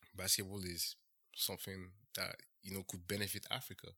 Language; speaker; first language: English; early bilingual, heritage; French